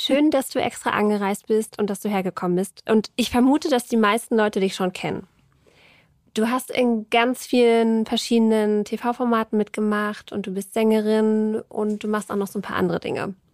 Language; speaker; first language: German; native; German